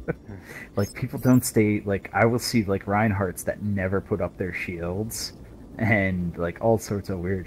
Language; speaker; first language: English; native; English